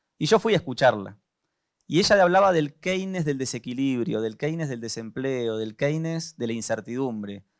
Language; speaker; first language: Spanish; native; Spanish